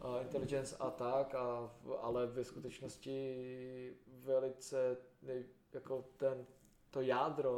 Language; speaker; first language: Czech; native; Czech